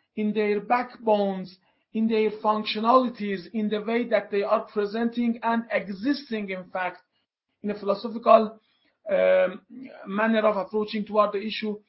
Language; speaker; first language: English; non-native, fluent; Persian